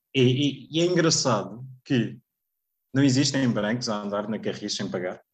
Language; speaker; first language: Portuguese; native; Portuguese